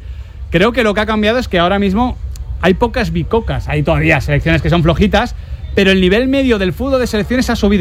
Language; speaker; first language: Spanish; native; Spanish